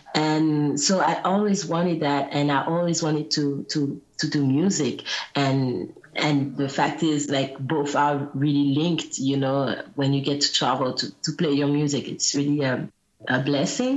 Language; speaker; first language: English; non-native, fluent; Guadeloupean Creole French